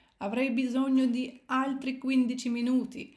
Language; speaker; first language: Italian; non-native, fluent; Ukrainian